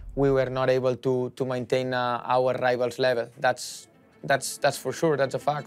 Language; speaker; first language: English; non-native, fluent; Spanish